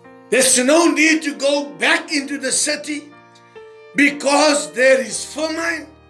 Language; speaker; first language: English; non-native, local second language; Afrikaans